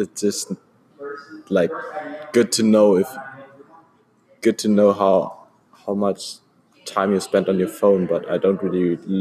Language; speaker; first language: English; non-native, fluent; German